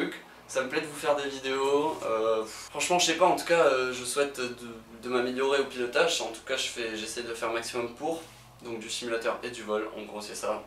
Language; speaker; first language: French; native; French